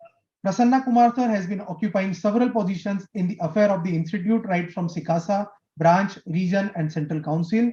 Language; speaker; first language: English; non-native, local second language; Hindi